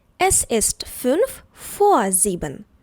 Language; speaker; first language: German; non-native, fluent; Ukrainian